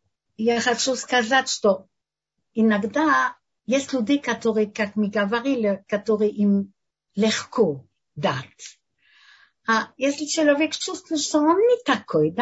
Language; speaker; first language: Russian; non-native, learner; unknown